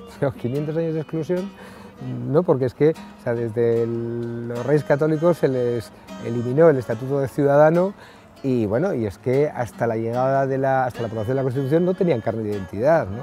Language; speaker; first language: Spanish; native; Spanish